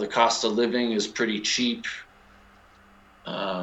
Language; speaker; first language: English; native; English